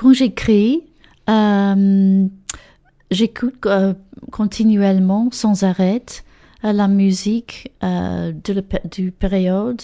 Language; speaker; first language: French; non-native, learner; English